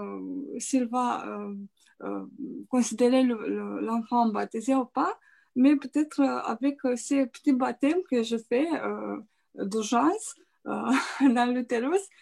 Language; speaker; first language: French; non-native, fluent; Romanian